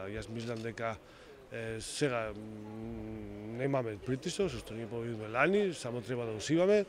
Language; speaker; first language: Macedonian; non-native, learner; Spanish